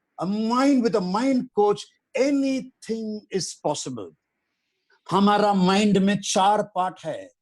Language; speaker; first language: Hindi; non-native, local second language; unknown